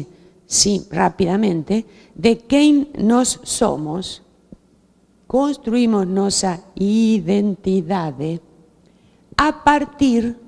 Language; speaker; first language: Portuguese; non-native, fluent; Spanish